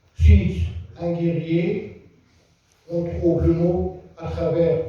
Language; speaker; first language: French; non-native, local second language; Arabic